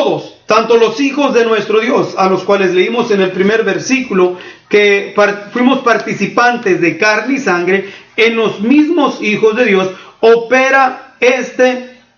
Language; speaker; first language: Spanish; native; Spanish